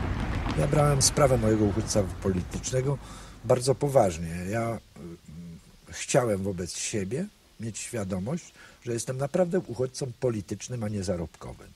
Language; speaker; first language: Polish; native; Polish